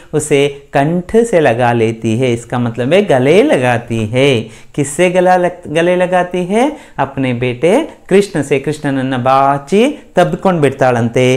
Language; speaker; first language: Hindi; non-native, local second language; Kannada